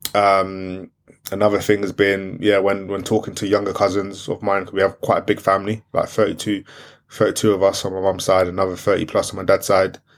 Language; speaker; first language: English; non-native, local second language; French